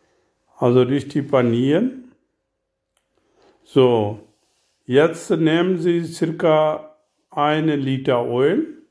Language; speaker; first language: German; non-native, learner; Urdu